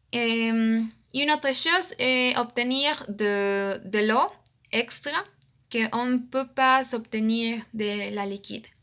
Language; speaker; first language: French; non-native, learner; Spanish